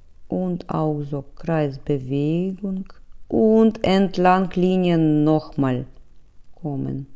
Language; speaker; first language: German; non-native, learner; Russian